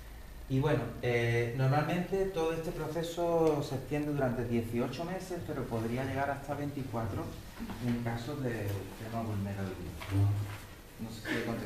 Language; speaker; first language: Spanish; native; Spanish